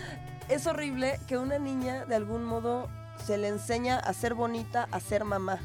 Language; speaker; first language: Spanish; native; Spanish